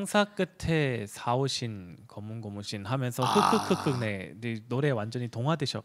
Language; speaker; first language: Korean; native; Korean